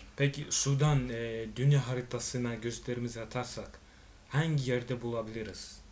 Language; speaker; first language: Turkish; non-native, fluent; Swahili